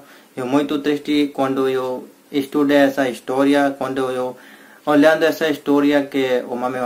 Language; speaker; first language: Portuguese; non-native, learner; Hindi